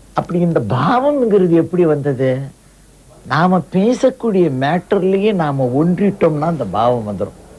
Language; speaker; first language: Tamil; non-native, local second language; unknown